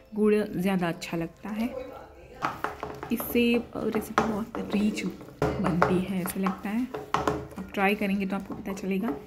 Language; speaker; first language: Hindi; non-native, local second language; Gujarati